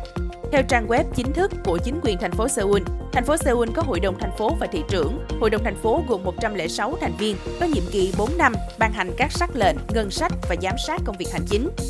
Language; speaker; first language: Vietnamese; native; Vietnamese